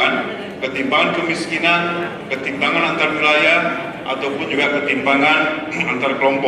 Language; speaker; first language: Indonesian; native; Indonesian